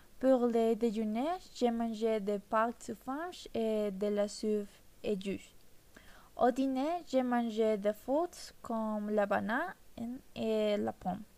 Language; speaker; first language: French; non-native, learner; Spanish